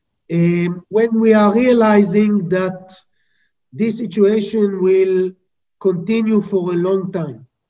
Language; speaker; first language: English; non-native, fluent; Hebrew